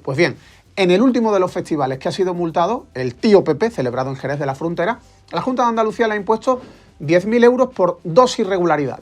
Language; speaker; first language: Spanish; native; Spanish